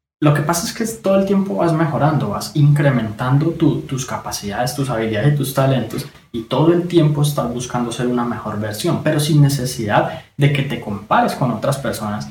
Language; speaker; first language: Spanish; native; Spanish